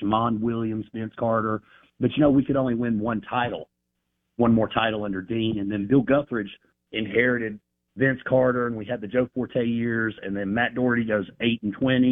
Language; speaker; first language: English; native; English